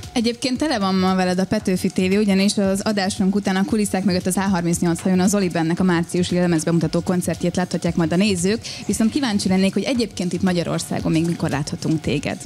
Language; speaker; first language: Hungarian; native; Hungarian